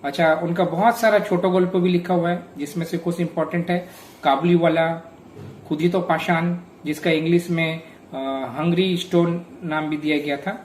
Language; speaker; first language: Hindi; non-native, local second language; Bangla